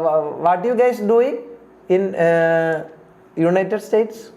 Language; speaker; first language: English; non-native, learner; Malayalam